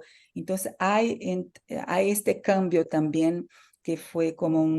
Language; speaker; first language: Spanish; non-native, fluent; Portuguese